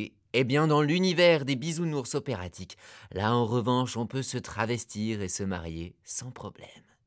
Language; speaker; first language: French; native; French